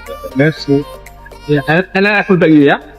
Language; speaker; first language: English; non-native, learner; Indonesian